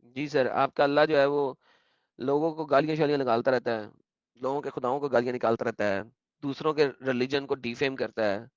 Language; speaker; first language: Urdu; native; Urdu